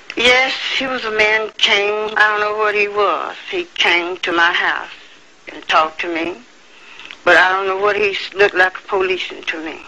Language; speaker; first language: English; native; English